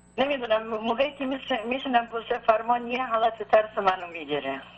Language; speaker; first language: Persian; non-native, learner; Arabic